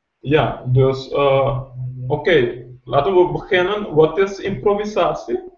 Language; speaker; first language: Dutch; non-native, local second language; Papiamento